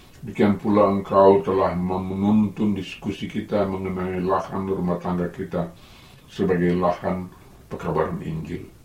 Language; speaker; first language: Indonesian; native; Indonesian